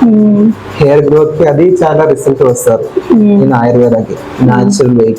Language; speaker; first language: Telugu; non-native, learner; Malayalam